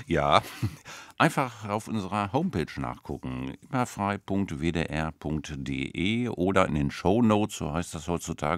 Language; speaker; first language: German; native; German